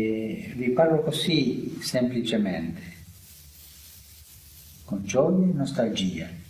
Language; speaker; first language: Italian; non-native, fluent; Spanish